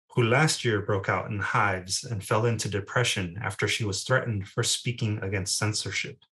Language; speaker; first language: English; early bilingual, other home language; Spanish